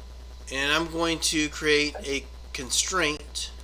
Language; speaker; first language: English; native; English